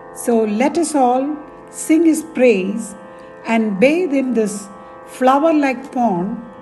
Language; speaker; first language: English; non-native, local second language; Tamil